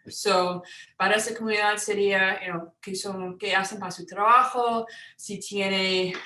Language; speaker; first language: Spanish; non-native, fluent; English